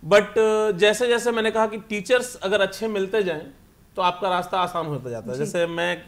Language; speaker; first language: Hindi; native; Hindi